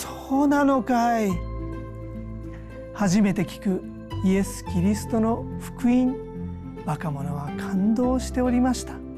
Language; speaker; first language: Japanese; native; Japanese